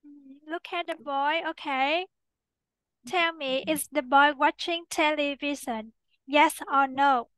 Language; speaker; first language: English; non-native, fluent; Vietnamese